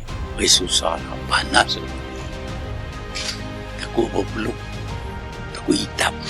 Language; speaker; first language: Malay; native; Malay